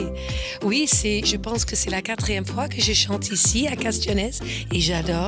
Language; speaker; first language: French; non-native, fluent; English